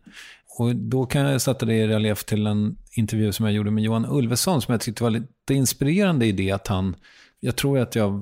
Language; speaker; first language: Swedish; native; Swedish